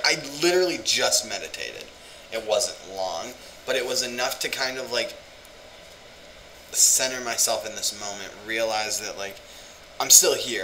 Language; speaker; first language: English; native; English